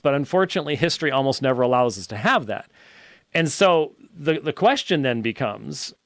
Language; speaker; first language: English; native; English